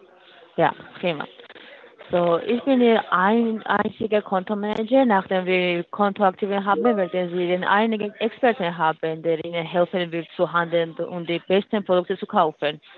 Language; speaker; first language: German; non-native, learner; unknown